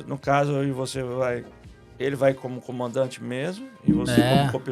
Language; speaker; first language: Portuguese; native; Portuguese